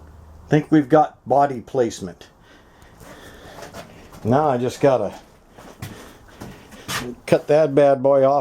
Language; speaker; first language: English; native; English